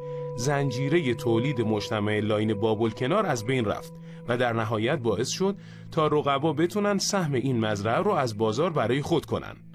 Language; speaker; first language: Persian; native; Persian